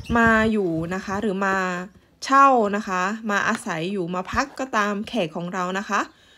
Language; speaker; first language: Thai; native; Thai